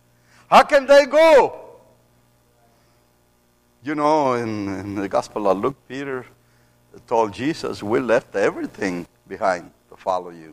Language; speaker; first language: English; non-native, fluent; Spanish